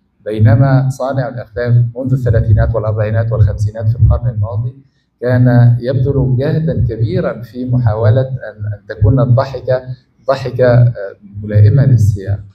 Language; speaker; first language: Arabic; native; Arabic